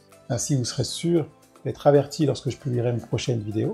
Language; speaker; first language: French; native; French